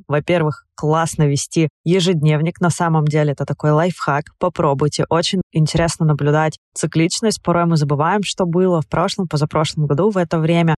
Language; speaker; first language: Russian; native; Russian